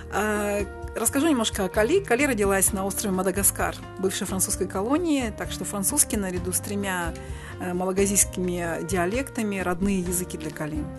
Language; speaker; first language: Russian; native; Russian